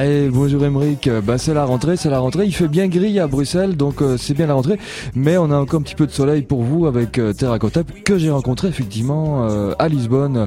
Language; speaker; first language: French; native; French